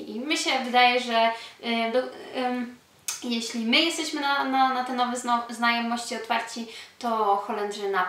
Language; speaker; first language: Polish; early bilingual, heritage; Polish